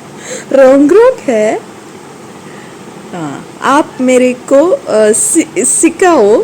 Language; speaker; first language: Hindi; non-native, local second language; Tulu